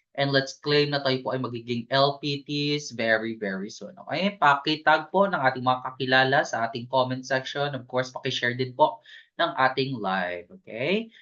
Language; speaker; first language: Filipino; non-native, local second language; Hiligaynon